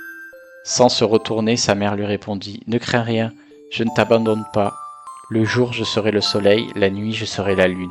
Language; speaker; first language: French; native; French